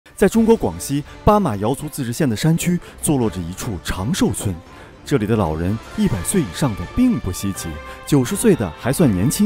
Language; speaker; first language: Chinese; native; Chinese